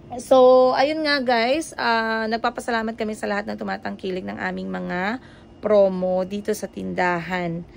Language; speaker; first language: Filipino; native; Filipino